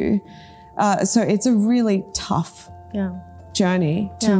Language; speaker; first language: English; early bilingual, other home language; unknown